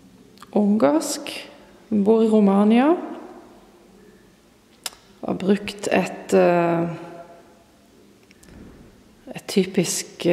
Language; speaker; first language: Norwegian; non-native, fluent; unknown